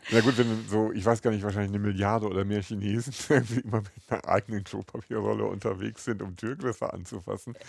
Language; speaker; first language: German; native; German